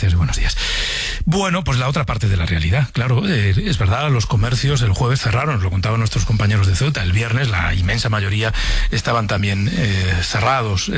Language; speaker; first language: Spanish; native; Spanish